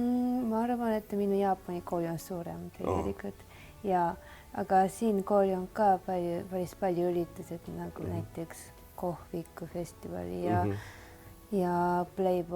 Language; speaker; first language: Estonian; non-native, learner; Japanese